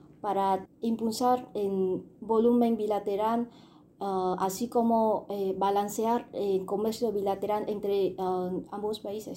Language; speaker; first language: Spanish; non-native, fluent; Vietnamese